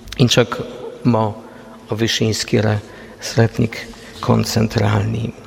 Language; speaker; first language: Hungarian; non-native, fluent; Polish